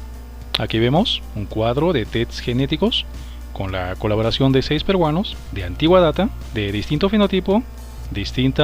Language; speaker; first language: Spanish; native; Spanish